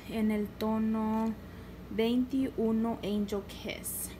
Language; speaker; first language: Spanish; early bilingual, heritage; Spanish